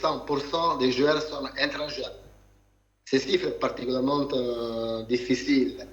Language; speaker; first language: French; non-native, learner; Italian